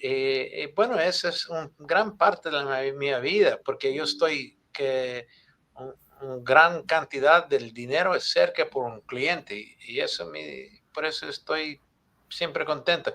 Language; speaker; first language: Spanish; non-native, fluent; Italian